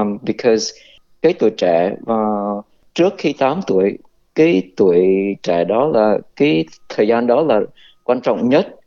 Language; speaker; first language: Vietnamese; early bilingual, heritage; Vietnamese